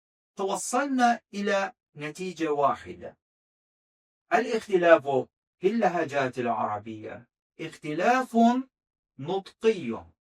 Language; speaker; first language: Arabic; non-native, fluent; Azerbaijani